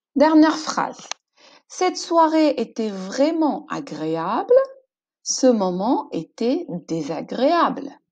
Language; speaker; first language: French; non-native, local second language; Arabic